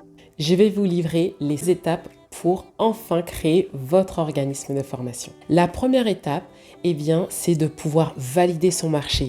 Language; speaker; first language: French; native; French